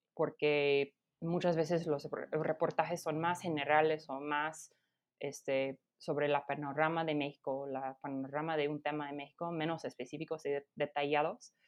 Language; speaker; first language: Spanish; non-native, fluent; English